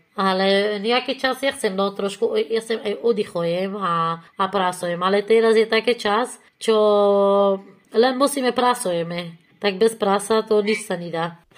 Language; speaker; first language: Slovak; non-native, learner; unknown